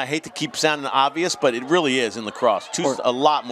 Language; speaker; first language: English; native; English